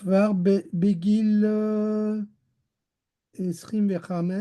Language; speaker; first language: Hebrew; non-native, learner; French